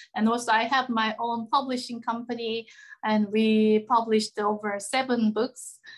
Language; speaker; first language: English; non-native, fluent; Korean